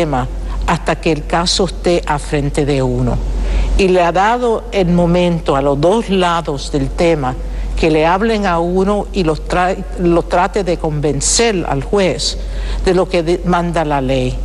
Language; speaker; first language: Spanish; early bilingual, heritage; Spanish